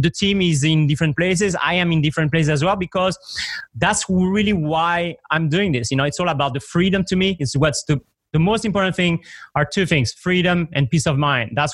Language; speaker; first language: English; non-native, fluent; French